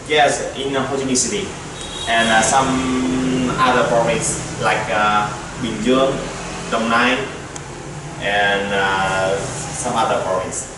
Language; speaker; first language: English; non-native, learner; Vietnamese